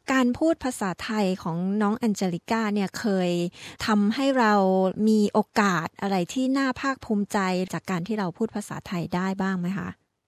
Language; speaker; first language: Thai; native; Thai